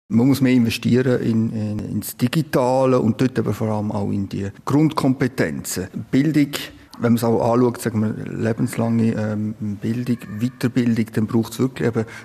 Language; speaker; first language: German; native; German